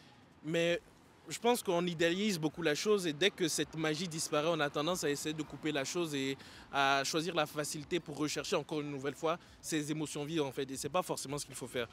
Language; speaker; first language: French; native; French